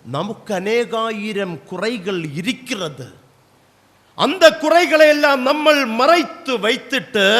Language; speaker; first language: Tamil; non-native, local second language; Malayalam